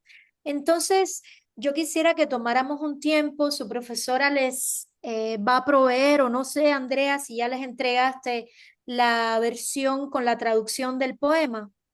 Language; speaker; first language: Spanish; native; Spanish